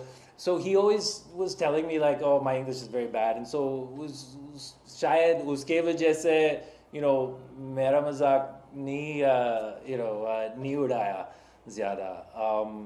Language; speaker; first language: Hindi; non-native, fluent; English